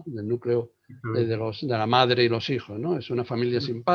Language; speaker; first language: Spanish; native; Spanish